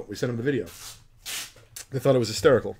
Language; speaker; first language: English; native; English